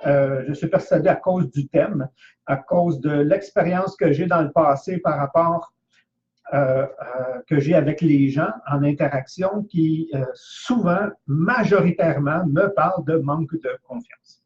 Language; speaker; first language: French; native; French